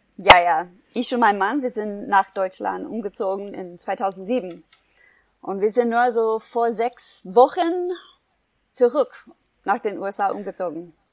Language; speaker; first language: German; non-native, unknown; English